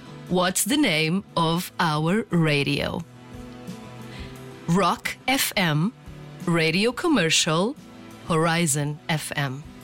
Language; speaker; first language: English; non-native, fluent; Portuguese